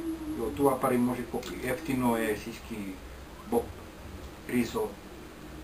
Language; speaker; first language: Bulgarian; non-native, learner; Finnish